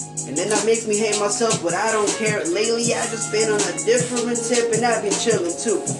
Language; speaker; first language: English; non-native, fluent; Spanish